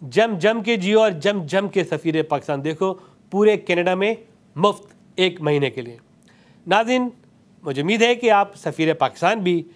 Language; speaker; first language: Urdu; native; Urdu